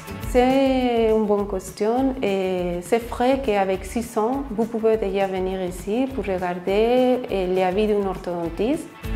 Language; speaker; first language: French; non-native, fluent; Spanish